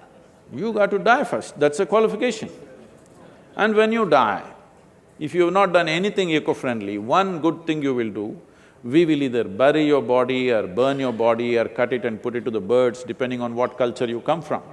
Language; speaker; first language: English; non-native, local second language; Kannada